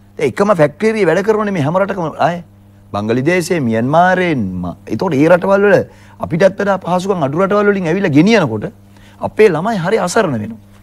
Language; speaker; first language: Sinhala; native; Sinhala